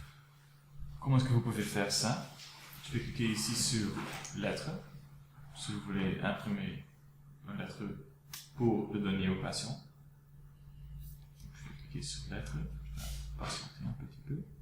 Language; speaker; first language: French; non-native, local second language; Dutch